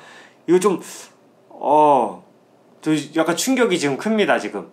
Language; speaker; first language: Korean; native; Korean